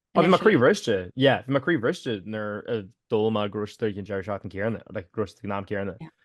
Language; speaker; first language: Irish; native; Irish